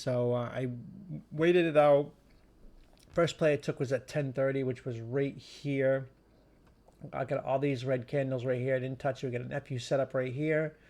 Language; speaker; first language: English; native; English